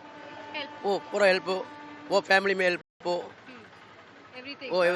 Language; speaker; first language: Hindi; non-native, local second language; Tamil